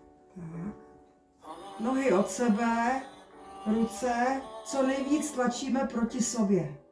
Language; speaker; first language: Czech; native; Czech